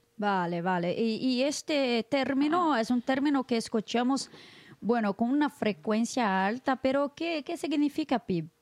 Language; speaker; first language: Spanish; non-native, fluent; Portuguese